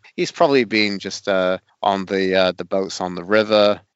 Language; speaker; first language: English; native; English